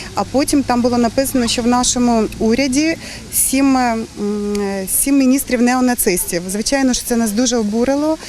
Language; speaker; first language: Ukrainian; native; Ukrainian